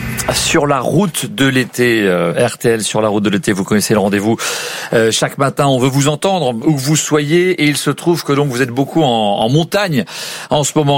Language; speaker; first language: French; native; French